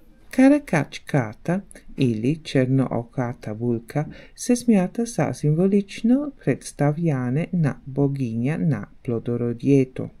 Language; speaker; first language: Bulgarian; non-native, learner; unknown